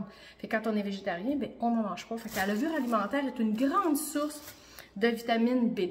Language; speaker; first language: French; native; French